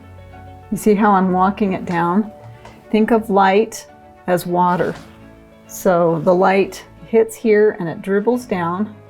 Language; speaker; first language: English; native; English